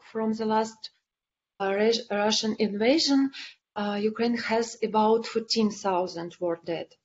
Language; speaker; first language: English; non-native, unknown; Ukrainian